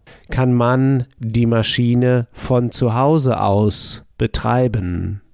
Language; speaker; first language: German; native; German